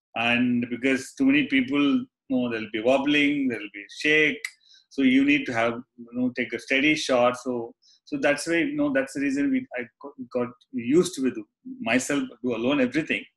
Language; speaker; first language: English; non-native, local second language; Tamil